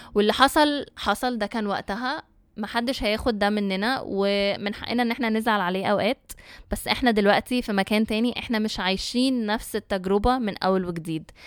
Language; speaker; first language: Arabic; early bilingual, heritage; Arabic